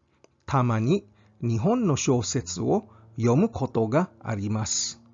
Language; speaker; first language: Japanese; non-native, fluent; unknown